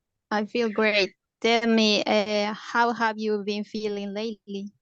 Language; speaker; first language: English; non-native, learner; Spanish